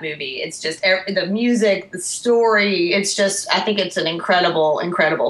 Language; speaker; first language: English; native; English